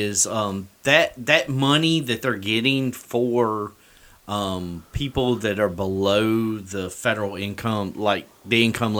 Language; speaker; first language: English; native; English